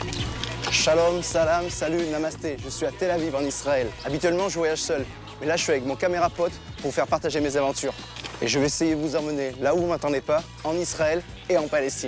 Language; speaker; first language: French; native; French